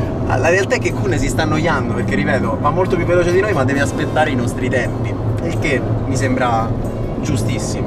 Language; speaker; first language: Italian; native; Italian